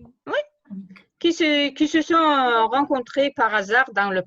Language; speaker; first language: French; non-native, fluent; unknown